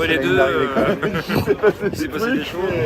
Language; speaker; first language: French; native; French